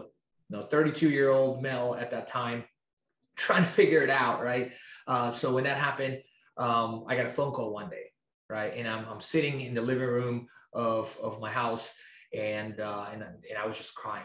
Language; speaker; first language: English; non-native, fluent; Spanish